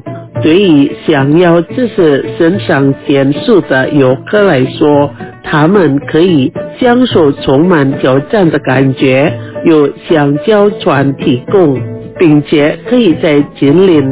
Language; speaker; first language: Chinese; early bilingual, heritage; Chinese